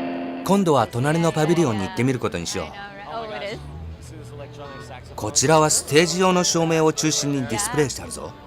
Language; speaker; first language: Japanese; native; Japanese